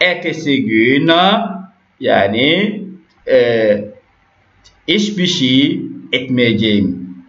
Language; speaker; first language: Turkish; non-native, learner; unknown